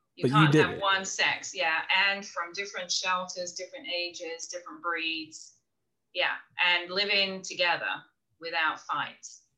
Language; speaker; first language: English; native; English